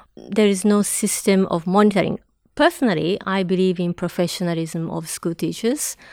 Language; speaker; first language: English; non-native, fluent; Japanese